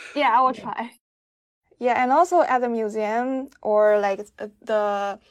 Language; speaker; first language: English; non-native, fluent; Chinese